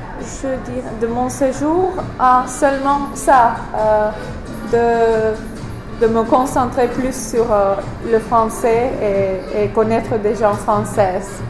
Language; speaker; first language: French; non-native, fluent; English